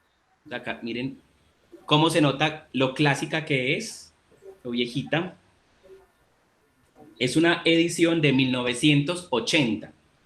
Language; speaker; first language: Spanish; native; Spanish